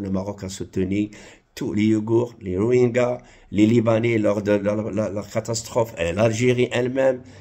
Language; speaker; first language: French; non-native, local second language; Arabic